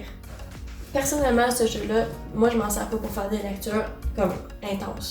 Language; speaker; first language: French; native; French